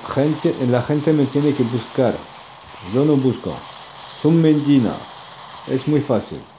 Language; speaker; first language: Spanish; non-native, learner; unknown